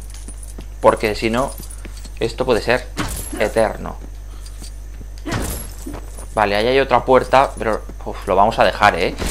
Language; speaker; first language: Spanish; native; Spanish